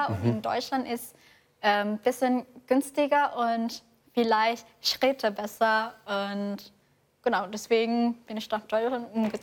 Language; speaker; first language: German; non-native, fluent; Indonesian